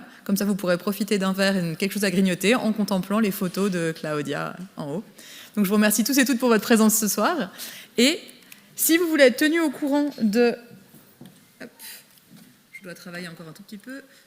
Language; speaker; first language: French; native; French